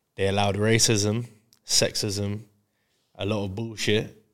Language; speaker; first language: English; native; English